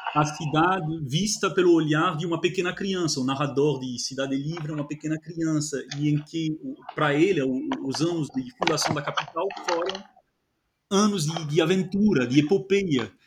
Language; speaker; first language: Portuguese; non-native, fluent; French